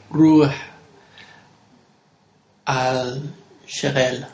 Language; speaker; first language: Arabic; non-native, learner; English